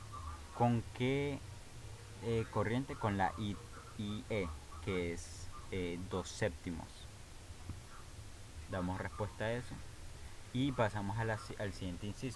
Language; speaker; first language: Spanish; native; Spanish